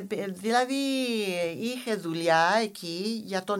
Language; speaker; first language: Greek; non-native, fluent; English